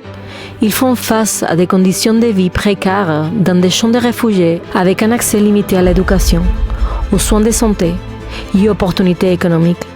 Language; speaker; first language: French; native; French